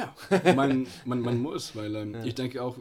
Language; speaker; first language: German; non-native, fluent; Italian